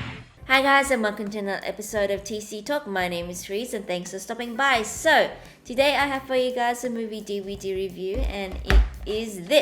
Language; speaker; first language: English; native; English